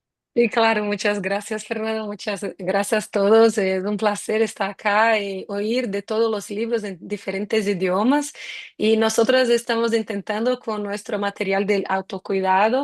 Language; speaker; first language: Spanish; non-native, fluent; Portuguese